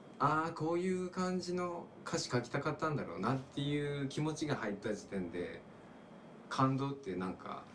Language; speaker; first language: Japanese; early bilingual, heritage; Japanese